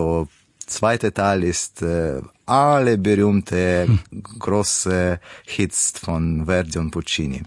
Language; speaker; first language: German; non-native, learner; Russian